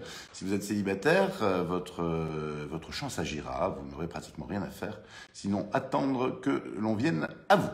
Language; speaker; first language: French; native; French